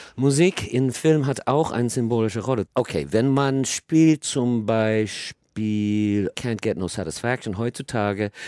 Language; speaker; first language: German; non-native, fluent; English